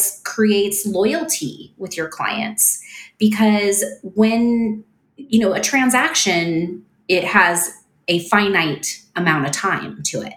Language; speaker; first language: English; native; English